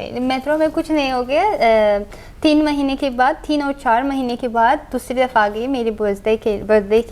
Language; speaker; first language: Hindi; non-native, learner; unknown